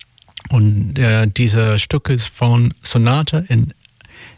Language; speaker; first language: German; non-native, learner; English